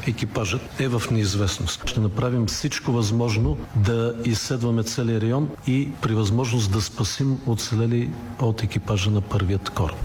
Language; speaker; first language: Bulgarian; native; Bulgarian